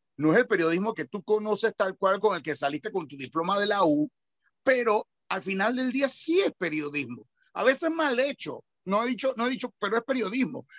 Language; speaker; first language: Spanish; native; Spanish